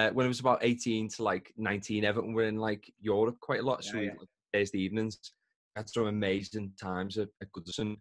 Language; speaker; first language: English; native; English